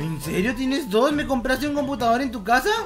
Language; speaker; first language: Spanish; native; Spanish